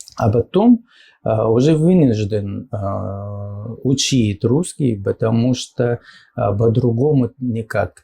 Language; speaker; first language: Russian; non-native, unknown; Arabic